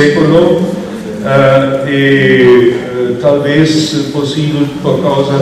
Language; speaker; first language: Portuguese; non-native, fluent; German